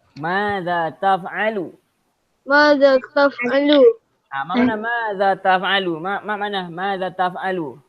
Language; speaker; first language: Arabic; non-native, fluent; Malay